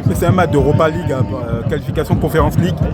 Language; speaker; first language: French; native; French